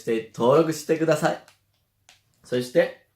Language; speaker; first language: Japanese; non-native, learner; Spanish